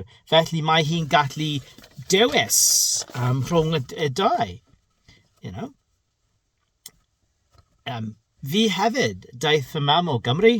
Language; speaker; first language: Welsh; non-native, learner; English